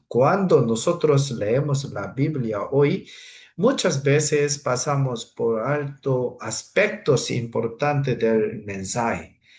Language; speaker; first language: Spanish; non-native, fluent; Korean